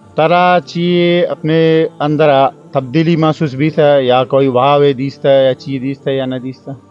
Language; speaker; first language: Urdu; non-native, local second language; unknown